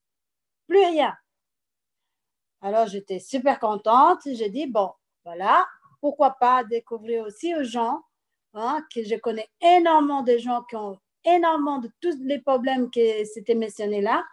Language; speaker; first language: French; non-native, fluent; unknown